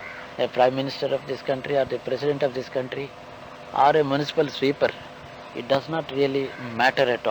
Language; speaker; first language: English; non-native, local second language; Telugu